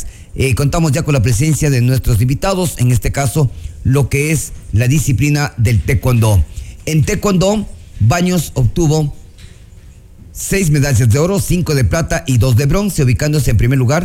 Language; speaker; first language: Spanish; native; Spanish